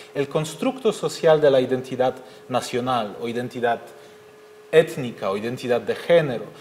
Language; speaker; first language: Spanish; non-native, fluent; German